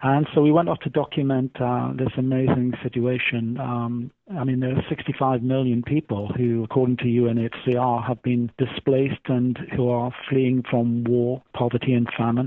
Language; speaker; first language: English; native; English